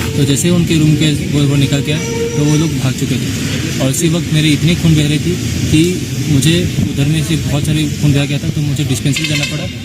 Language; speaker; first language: Hindi; non-native, local second language; Assamese